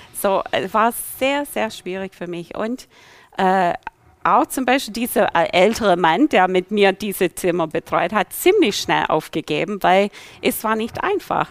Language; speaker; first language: German; non-native, fluent; English